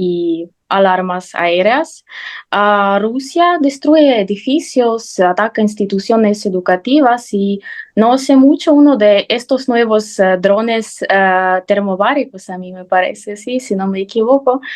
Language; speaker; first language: Spanish; non-native, fluent; Ukrainian